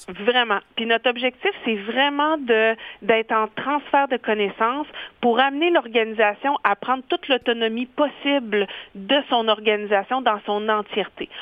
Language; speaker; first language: French; native; French